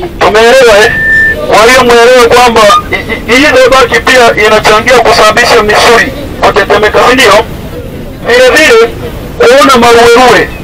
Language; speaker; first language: Swahili; native; Swahili